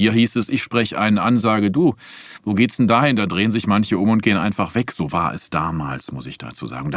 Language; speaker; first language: German; native; German